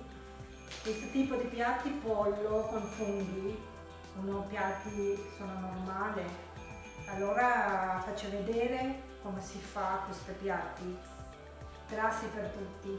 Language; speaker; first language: Italian; non-native, learner; Tamil